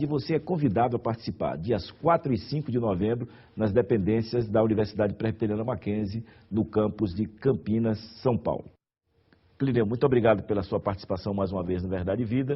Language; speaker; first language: Portuguese; native; Portuguese